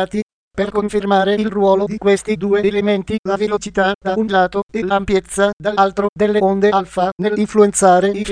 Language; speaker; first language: Italian; native; Italian